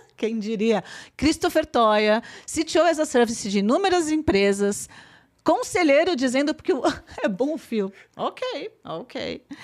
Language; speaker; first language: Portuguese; native; Portuguese